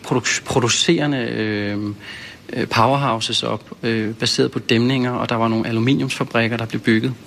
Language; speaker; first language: Danish; native; Danish